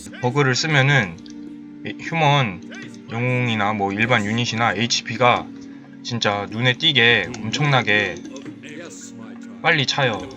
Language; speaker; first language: Korean; native; Korean